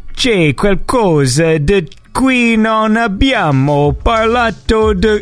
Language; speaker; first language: Italian; non-native, learner; English